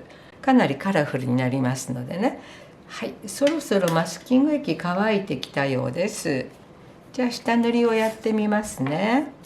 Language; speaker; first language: Japanese; native; Japanese